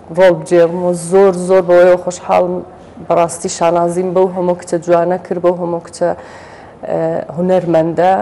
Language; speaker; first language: Central Kurdish; native; Central Kurdish